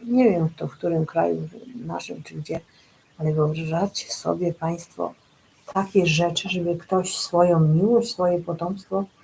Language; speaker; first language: Polish; native; Polish